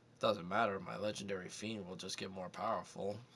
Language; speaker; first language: English; native; English